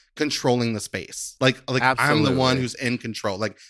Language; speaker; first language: English; native; English